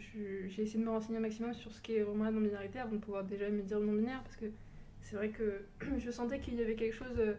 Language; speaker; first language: French; early bilingual, other home language; Portuguese